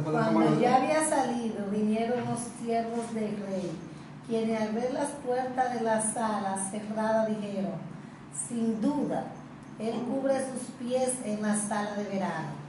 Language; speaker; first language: Spanish; native; Spanish